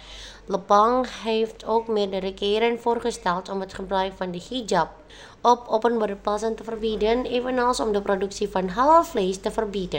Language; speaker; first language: Dutch; non-native, fluent; Indonesian